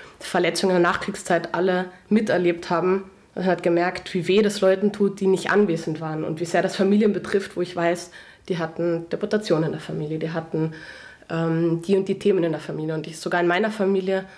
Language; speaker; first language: German; non-native, local second language; Slovenian